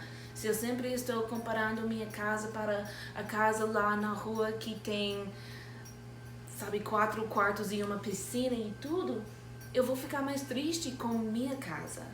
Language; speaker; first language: Portuguese; non-native, fluent; English